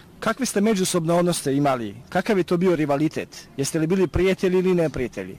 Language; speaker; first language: Bosnian; native; Bosnian